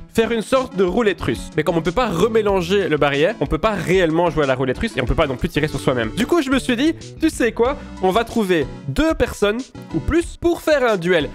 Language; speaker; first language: French; native; French